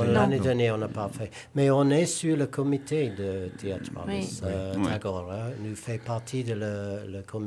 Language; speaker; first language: French; non-native, learner; English